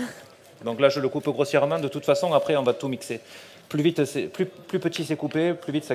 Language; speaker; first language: French; native; French